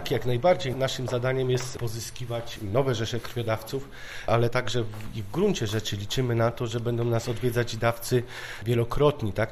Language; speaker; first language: Polish; native; Polish